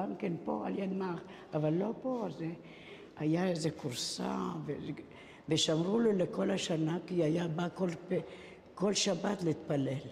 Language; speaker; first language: Hebrew; non-native, fluent; Spanish